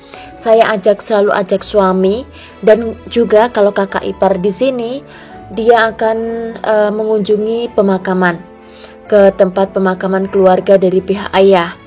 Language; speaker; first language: Indonesian; non-native, local second language; Javanese